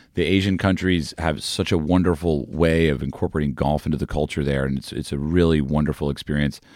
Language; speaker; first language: English; native; English